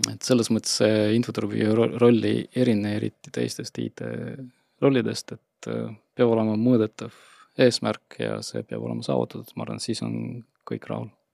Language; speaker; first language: Estonian; non-native, local second language; Russian